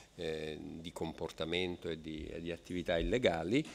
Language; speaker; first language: Italian; native; Italian